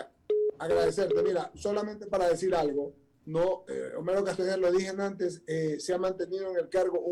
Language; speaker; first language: Spanish; native; Spanish